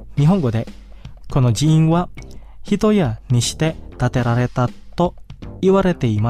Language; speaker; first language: Japanese; non-native, fluent; Indonesian